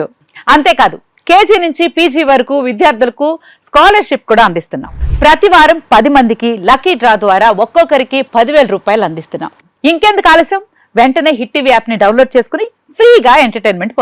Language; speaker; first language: Telugu; native; Telugu